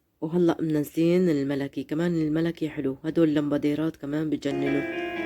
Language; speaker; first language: Arabic; native; Arabic